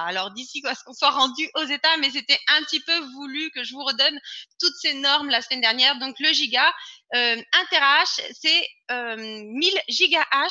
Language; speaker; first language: French; native; French